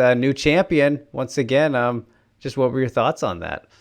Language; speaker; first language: English; native; English